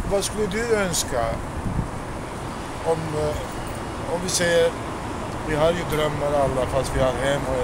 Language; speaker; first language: Swedish; native; Swedish